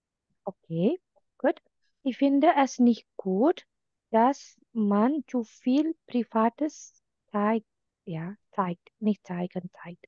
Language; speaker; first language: German; non-native, fluent; Indonesian